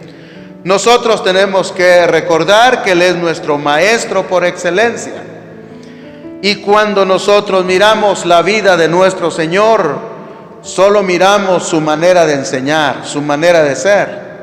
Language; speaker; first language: Spanish; native; Spanish